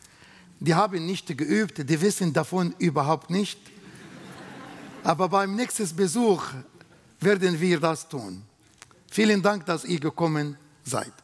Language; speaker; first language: German; non-native, fluent; Arabic